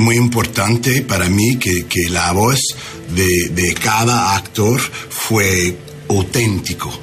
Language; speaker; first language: Spanish; non-native, learner; English